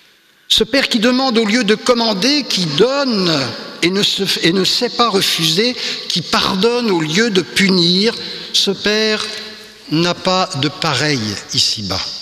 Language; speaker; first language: French; native; French